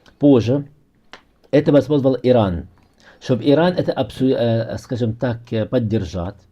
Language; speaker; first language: Russian; non-native, fluent; Arabic